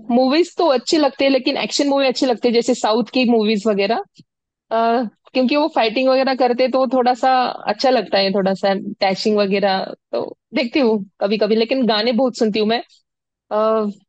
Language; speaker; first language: Hindi; non-native, local second language; Marathi